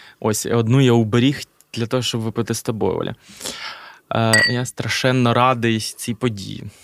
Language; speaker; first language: Ukrainian; native; Ukrainian